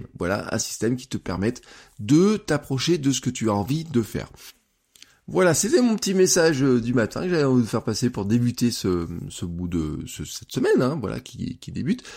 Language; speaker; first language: French; native; French